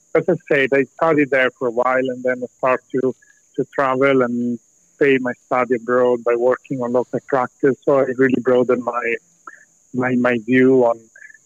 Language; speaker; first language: English; non-native, fluent; Italian